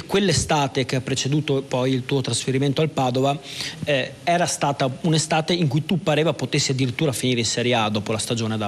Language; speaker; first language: Italian; native; Italian